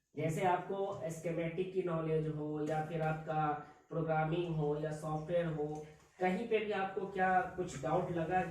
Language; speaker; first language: Hindi; native; Hindi